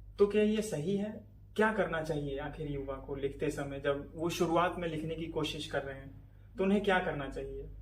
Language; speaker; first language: Hindi; native; Hindi